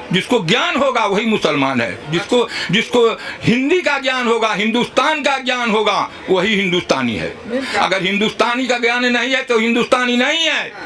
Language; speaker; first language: Hindi; native; Hindi